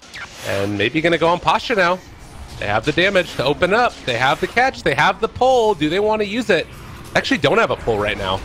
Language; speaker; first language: English; native; English